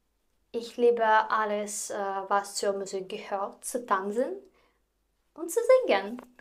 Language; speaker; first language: German; non-native, fluent; Russian